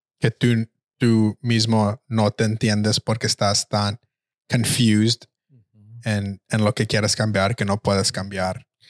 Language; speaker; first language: Spanish; early bilingual, heritage; Spanish